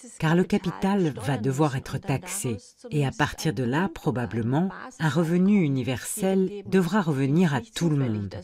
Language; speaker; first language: French; native; French